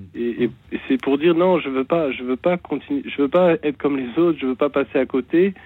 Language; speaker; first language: French; native; French